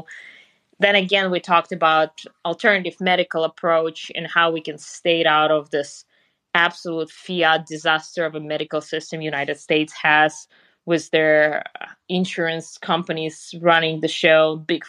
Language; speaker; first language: English; non-native, fluent; Russian